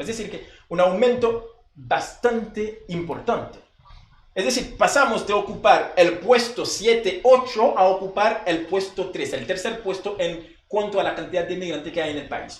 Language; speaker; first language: Spanish; non-native, fluent; Haitian Creole